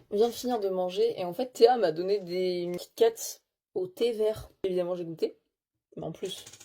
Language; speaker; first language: French; native; French